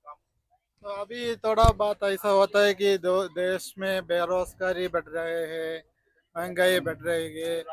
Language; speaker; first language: Hindi; non-native, local second language; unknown